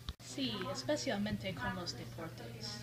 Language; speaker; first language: Spanish; non-native, learner; English